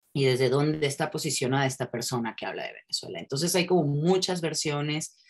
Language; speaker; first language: Spanish; native; Spanish